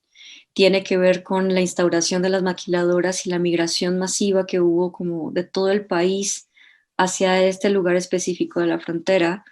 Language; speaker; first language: Spanish; native; Spanish